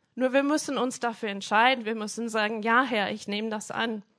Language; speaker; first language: German; non-native, fluent; English